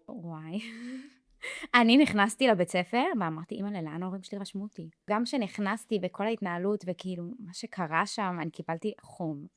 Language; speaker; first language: Hebrew; early bilingual, heritage; Hebrew